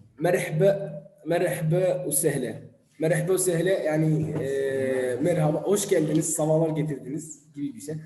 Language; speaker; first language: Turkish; non-native, learner; Arabic